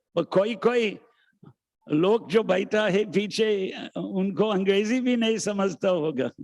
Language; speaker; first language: Hindi; non-native, fluent; English